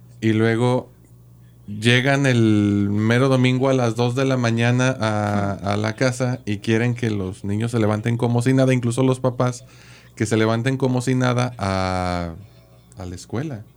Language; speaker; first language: Spanish; native; Spanish